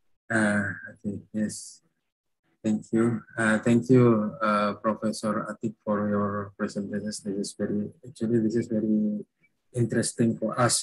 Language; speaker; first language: English; non-native, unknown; Javanese